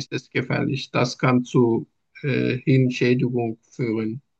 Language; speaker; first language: German; non-native, learner; Turkish